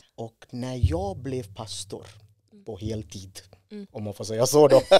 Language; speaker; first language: Swedish; non-native, fluent; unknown